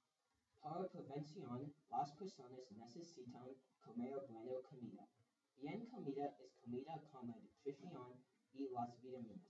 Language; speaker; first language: Spanish; non-native, learner; English